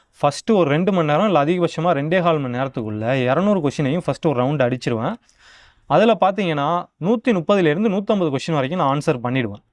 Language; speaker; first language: Tamil; native; Tamil